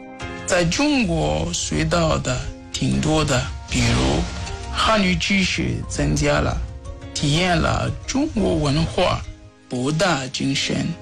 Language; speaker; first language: Chinese; non-native, fluent; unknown